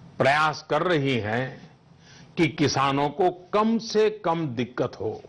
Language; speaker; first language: Hindi; non-native, local second language; Gujarati